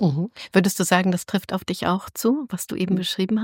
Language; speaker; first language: German; native; German